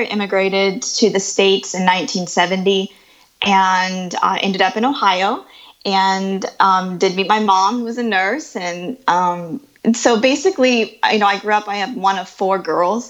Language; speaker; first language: English; native; English